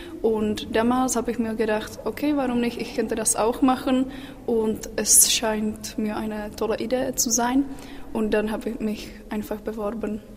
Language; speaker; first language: German; non-native, fluent; Czech